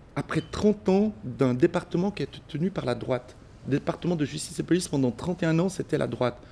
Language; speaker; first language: French; early bilingual, other home language; Spanish